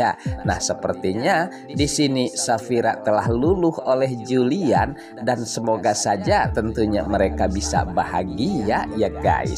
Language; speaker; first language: Indonesian; native; Indonesian